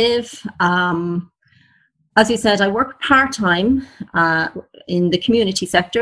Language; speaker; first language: English; native; English